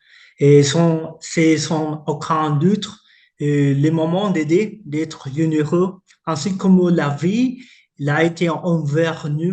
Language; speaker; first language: French; non-native, fluent; Spanish